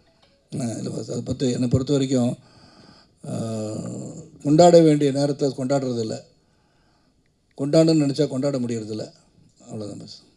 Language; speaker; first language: Tamil; native; Tamil